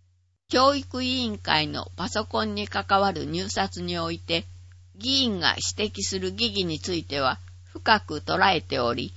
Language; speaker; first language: Japanese; native; Japanese